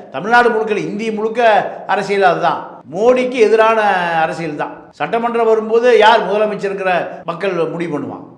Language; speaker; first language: Tamil; native; Tamil